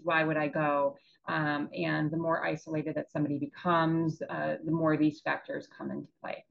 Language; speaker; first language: English; native; English